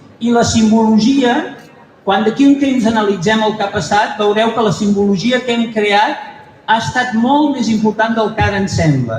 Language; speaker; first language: Catalan; native; Catalan